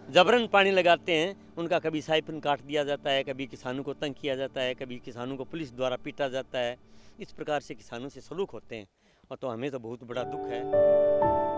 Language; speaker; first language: Hindi; native; Hindi